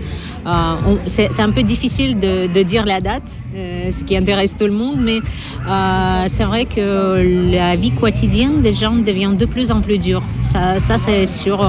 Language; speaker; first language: French; non-native, fluent; Russian